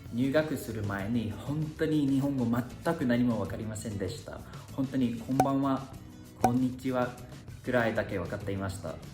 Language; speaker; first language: Japanese; non-native, learner; English